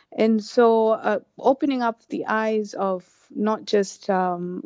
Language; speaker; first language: English; non-native, local second language; Swahili